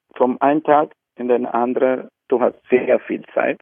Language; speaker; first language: German; non-native, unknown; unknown